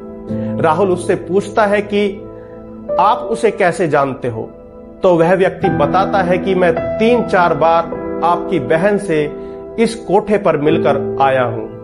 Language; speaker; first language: Hindi; native; Hindi